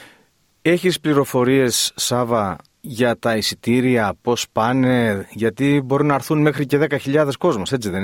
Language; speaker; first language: Greek; native; Greek